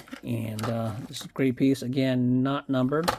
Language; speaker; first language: English; native; English